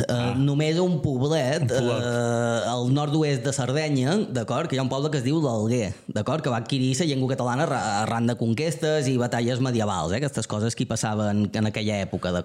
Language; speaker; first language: Catalan; native; Catalan